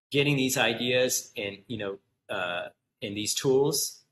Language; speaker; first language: English; native; English